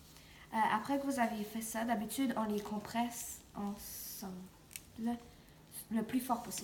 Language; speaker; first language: French; non-native, local second language; English